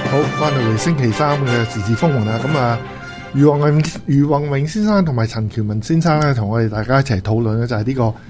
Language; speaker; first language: Chinese; native; Chinese